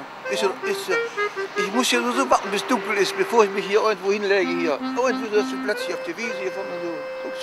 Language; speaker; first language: German; native; German